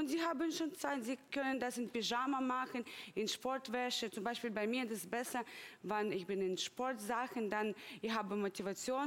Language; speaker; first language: German; non-native, fluent; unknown